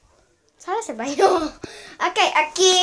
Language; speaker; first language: Spanish; early bilingual, heritage; Spanish